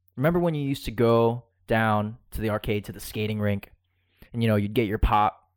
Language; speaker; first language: English; early bilingual, other home language; Filipino